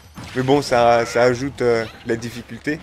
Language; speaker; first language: French; native; French